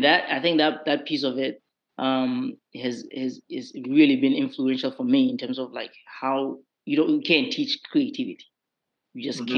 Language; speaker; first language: English; non-native, local second language; Southern Sotho